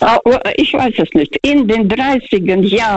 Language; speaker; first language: German; non-native, fluent; Russian